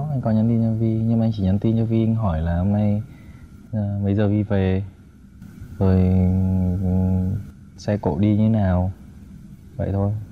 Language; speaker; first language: Vietnamese; native; Vietnamese